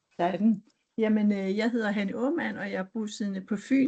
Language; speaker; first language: Danish; native; Danish